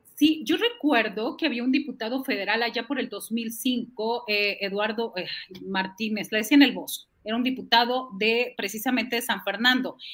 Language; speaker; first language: Spanish; native; Spanish